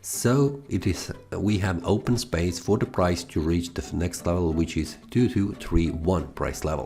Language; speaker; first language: English; non-native, fluent; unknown